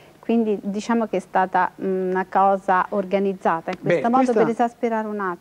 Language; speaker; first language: Italian; native; Italian